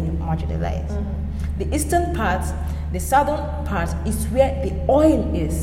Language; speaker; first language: English; non-native, local second language; Igbo